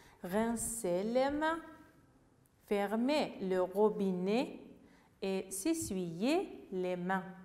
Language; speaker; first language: French; non-native, fluent; Uzbek